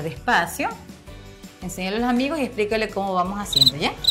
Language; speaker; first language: Spanish; native; Spanish